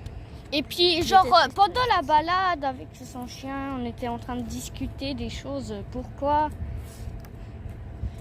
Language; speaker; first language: French; native; French